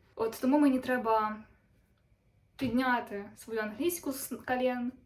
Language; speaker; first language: Ukrainian; native; Ukrainian